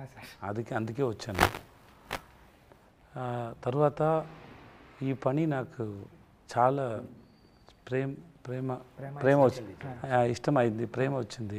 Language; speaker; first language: Telugu; non-native, learner; Tamil